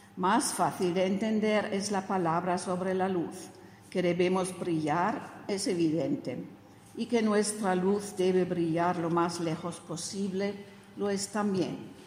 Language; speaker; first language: Spanish; non-native, fluent; German